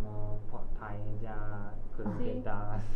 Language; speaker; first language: Spanish; non-native, learner; Japanese